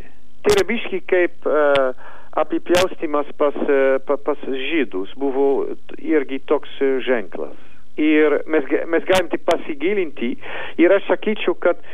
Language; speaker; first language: Lithuanian; non-native, learner; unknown